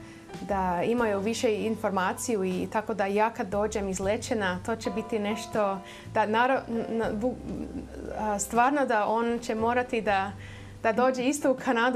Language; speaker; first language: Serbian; early bilingual, heritage; Serbian